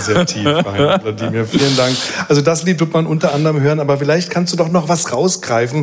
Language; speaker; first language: German; native; German